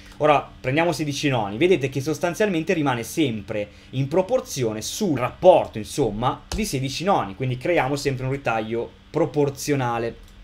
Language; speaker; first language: Italian; native; Italian